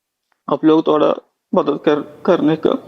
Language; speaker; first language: Hindi; non-native, local second language; Malayalam